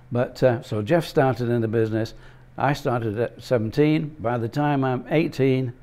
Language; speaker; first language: English; native; English